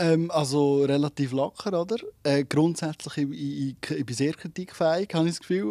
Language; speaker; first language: German; native; German